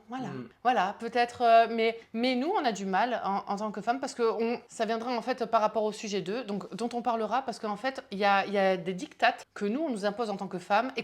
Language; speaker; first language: French; native; French